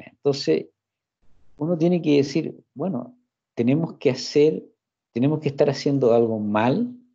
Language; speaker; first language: Spanish; early bilingual, heritage; Spanish